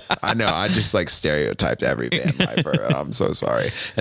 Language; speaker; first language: English; native; English